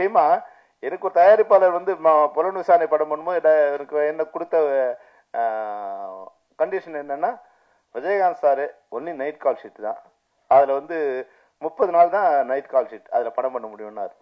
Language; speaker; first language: Tamil; native; Tamil